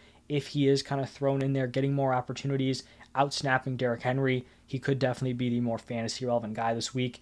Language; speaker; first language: English; native; English